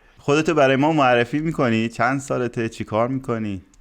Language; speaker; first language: Persian; native; Persian